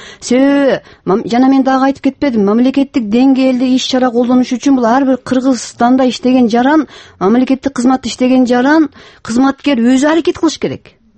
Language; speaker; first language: Kyrgyz; non-native, local second language; Russian